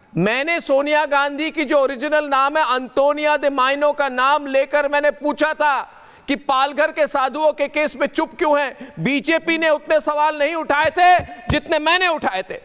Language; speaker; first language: Hindi; non-native, local second language; Assamese